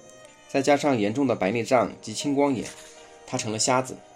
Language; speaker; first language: Chinese; native; Chinese